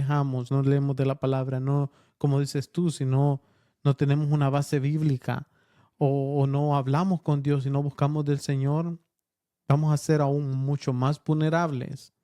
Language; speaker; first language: Spanish; early bilingual, heritage; Spanish